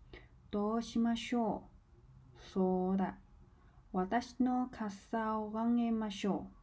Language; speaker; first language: Japanese; non-native, learner; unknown